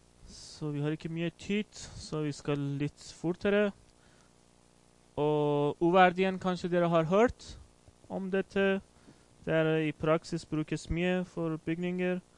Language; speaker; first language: Norwegian; non-native, learner; Persian